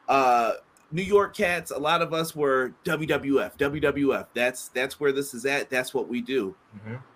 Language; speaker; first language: English; native; English